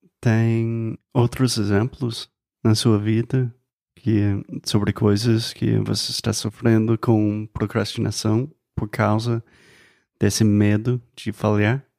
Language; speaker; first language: Portuguese; non-native, fluent; English